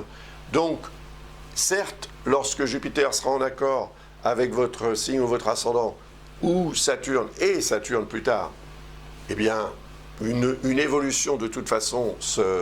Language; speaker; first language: French; native; French